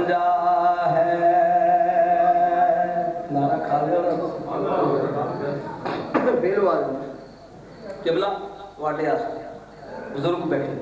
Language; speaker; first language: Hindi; non-native, local second language; Punjabi